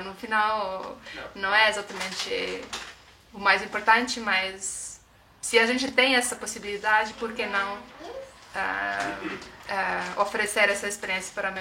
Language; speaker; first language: Portuguese; non-native, fluent; Estonian